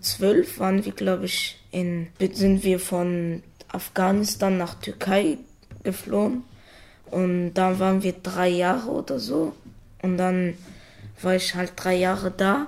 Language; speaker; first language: German; early bilingual, other home language; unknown